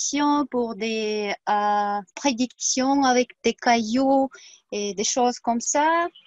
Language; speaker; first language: French; non-native, fluent; Tuvinian